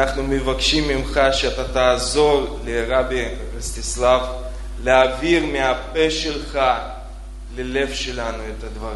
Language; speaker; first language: Hebrew; non-native, fluent; Russian